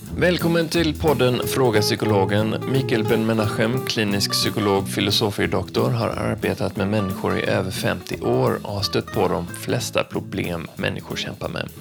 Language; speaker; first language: Swedish; native; Swedish